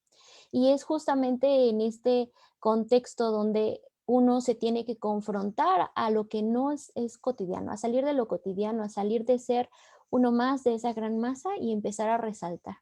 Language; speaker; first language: Spanish; native; Spanish